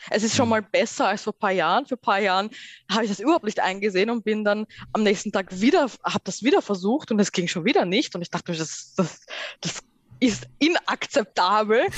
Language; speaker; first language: German; early bilingual, other home language; Persian